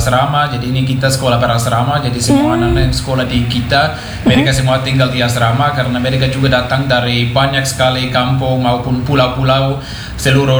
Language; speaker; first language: Indonesian; non-native, fluent; Swiss German